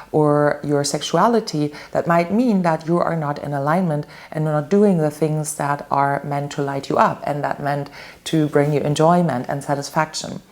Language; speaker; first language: English; non-native, fluent; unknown